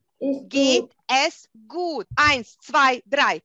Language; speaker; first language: German; non-native, fluent; Russian